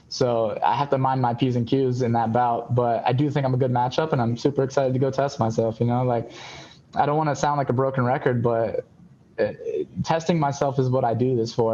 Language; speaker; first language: English; native; English